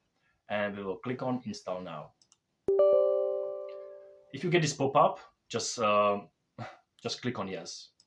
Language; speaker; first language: English; non-native, fluent; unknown